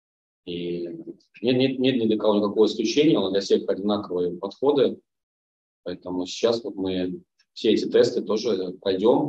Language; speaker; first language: Russian; native; Russian